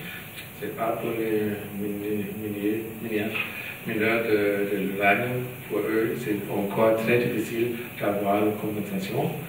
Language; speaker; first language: French; non-native, learner; German